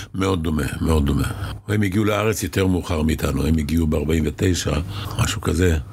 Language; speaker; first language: Hebrew; early bilingual, other home language; Arabic